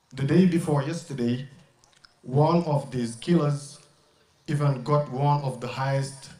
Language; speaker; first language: English; non-native, learner; French